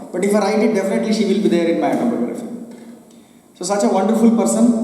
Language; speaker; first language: English; non-native, local second language; Kannada